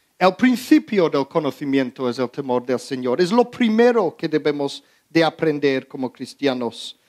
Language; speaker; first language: Spanish; early bilingual, heritage; Spanish